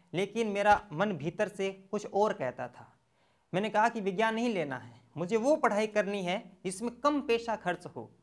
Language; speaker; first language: Hindi; native; Hindi